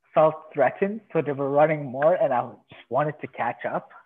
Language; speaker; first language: English; non-native, fluent; Persian